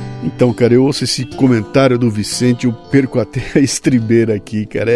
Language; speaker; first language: Portuguese; native; Portuguese